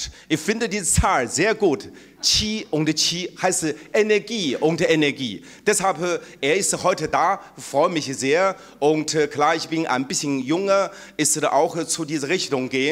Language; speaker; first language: German; non-native, learner; Chinese